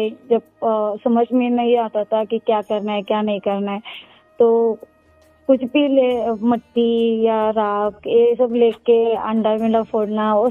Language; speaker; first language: Hindi; non-native, local second language; Marathi